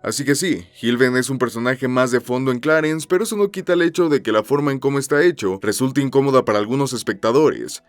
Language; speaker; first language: Spanish; native; Spanish